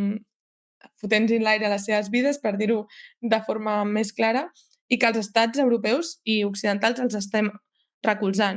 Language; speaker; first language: Catalan; native; Catalan